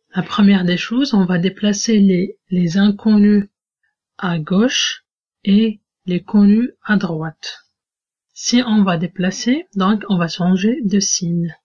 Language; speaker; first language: French; non-native, local second language; Arabic